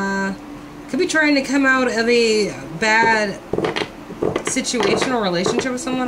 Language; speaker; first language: English; native; English